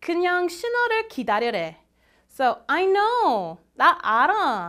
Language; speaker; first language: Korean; non-native, fluent; English